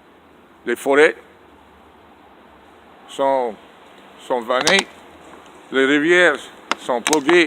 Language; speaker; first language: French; non-native, learner; English